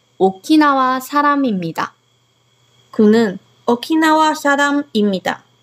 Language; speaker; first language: Korean; non-native, learner; Chinese